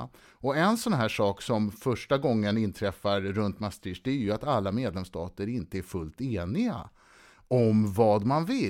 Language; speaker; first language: Swedish; native; Swedish